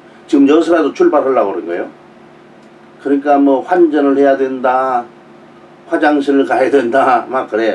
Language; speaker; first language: Korean; native; Korean